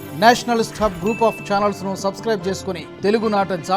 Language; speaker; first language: Telugu; native; Telugu